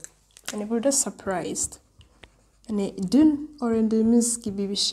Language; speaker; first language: Turkish; non-native, learner; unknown